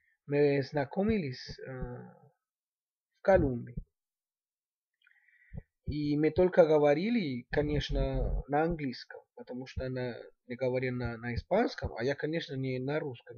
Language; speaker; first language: Russian; non-native, learner; Spanish